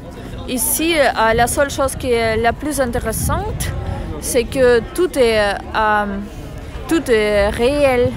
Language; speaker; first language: French; non-native, fluent; Russian